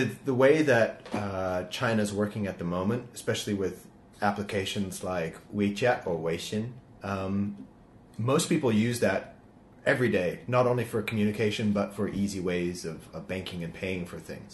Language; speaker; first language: English; native; English